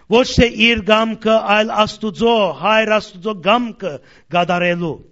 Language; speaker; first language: Armenian; early bilingual, heritage; Armenian